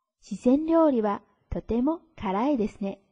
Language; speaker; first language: Japanese; non-native, fluent; Chinese